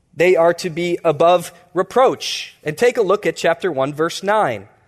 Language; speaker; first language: English; native; English